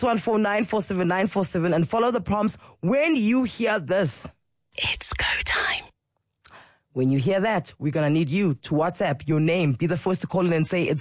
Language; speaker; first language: English; non-native, local second language; Xhosa